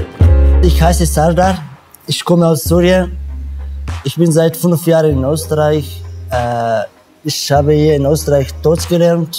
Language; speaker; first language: German; non-native, learner; Arabic